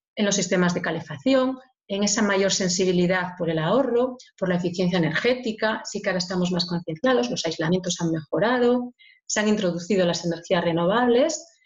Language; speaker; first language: Spanish; native; Spanish